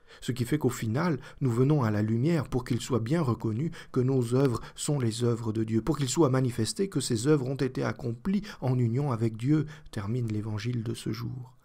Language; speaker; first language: French; native; French